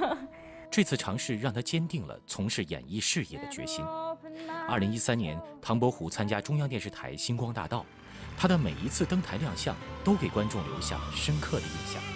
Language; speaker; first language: Chinese; native; Chinese